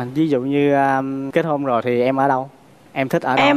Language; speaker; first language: Vietnamese; native; Vietnamese